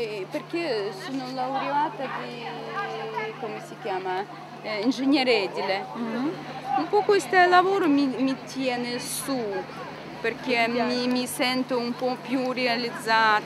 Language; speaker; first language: Italian; non-native, learner; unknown